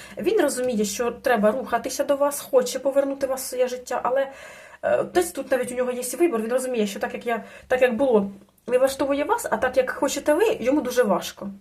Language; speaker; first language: Ukrainian; non-native, local second language; Russian